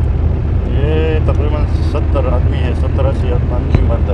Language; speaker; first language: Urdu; non-native, local second language; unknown